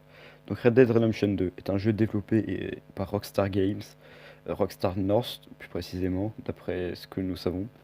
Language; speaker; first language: French; native; French